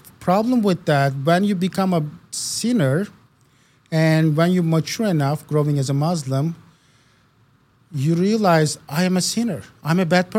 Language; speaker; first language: English; non-native, fluent; Turkish